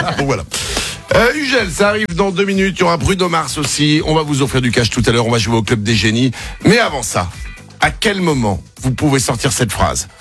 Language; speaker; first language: French; native; French